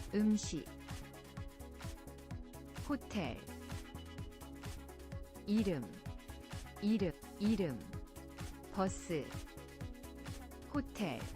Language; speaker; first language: Korean; non-native, learner; English